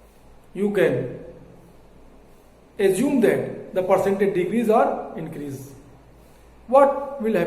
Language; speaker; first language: English; non-native, local second language; Hindi